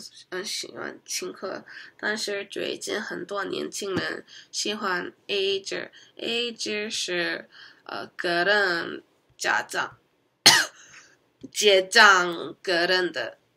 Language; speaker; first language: Chinese; non-native, learner; Korean